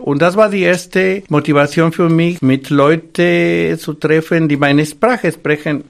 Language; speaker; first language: German; non-native, fluent; Spanish